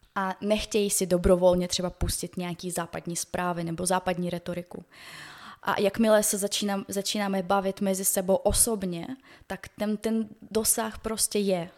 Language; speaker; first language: Czech; non-native, fluent; Ukrainian